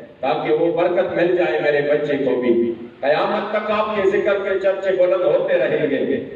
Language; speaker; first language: Urdu; non-native, local second language; Pashto